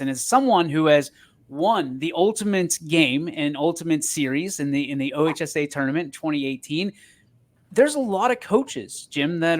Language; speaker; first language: English; native; English